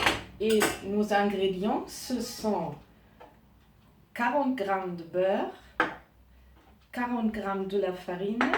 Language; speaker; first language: French; non-native, learner; German